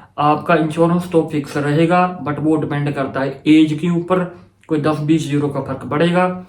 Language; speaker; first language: Hindi; non-native, local second language; Punjabi